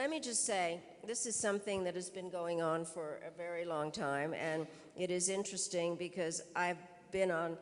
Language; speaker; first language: English; early bilingual, other home language; Czech